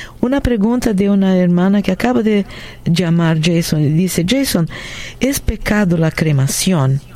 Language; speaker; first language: Spanish; non-native, fluent; Portuguese